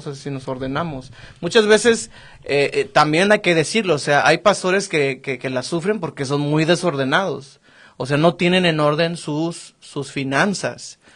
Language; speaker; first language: Spanish; native; Spanish